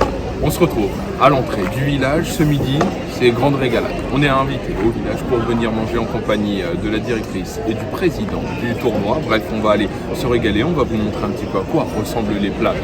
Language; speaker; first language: French; native; French